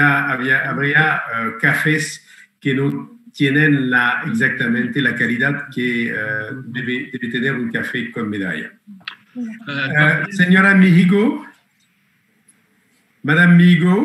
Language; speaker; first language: Spanish; non-native, fluent; French